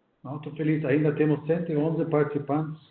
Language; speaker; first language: Portuguese; non-native, fluent; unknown